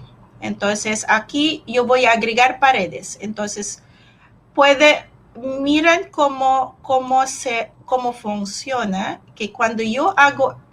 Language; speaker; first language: Spanish; non-native, fluent; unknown